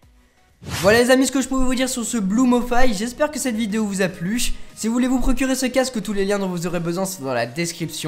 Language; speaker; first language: French; native; French